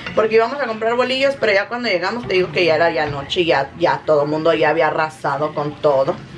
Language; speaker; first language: Spanish; early bilingual, heritage; Spanish